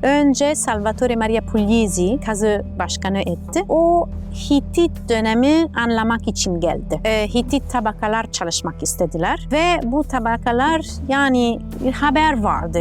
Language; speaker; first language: Turkish; non-native, learner; Italian